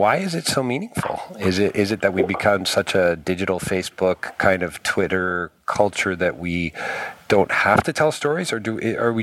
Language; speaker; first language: English; native; English